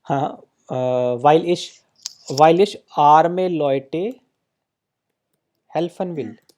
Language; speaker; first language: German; non-native, fluent; Hindi